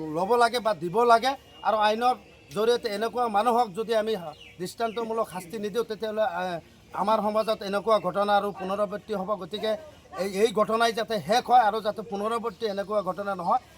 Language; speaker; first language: Assamese; non-native, local second language; Bangla